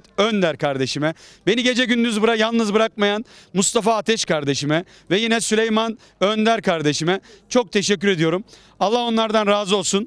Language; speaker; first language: Turkish; native; Turkish